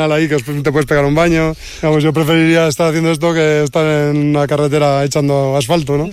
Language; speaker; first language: Spanish; native; Spanish